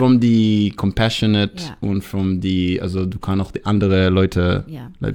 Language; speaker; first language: German; non-native, learner; Hebrew